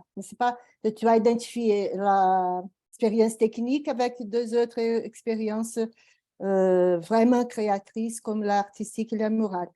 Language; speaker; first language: French; non-native, fluent; Portuguese